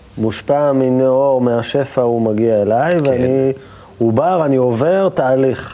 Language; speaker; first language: Hebrew; native; Hebrew